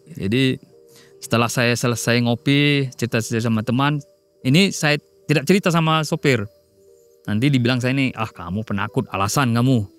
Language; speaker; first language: Indonesian; non-native, local second language; Batak Toba